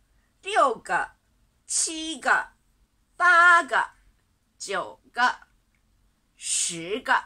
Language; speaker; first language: Chinese; non-native, fluent; Japanese